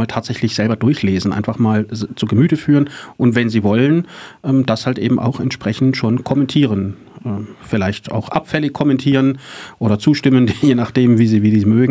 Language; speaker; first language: German; native; German